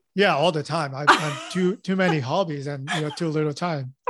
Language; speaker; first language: English; non-native, local second language; Cantonese